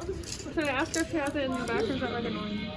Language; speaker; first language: English; native; English